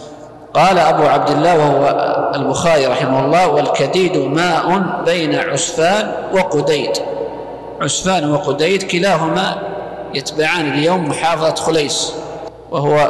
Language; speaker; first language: Arabic; native; Arabic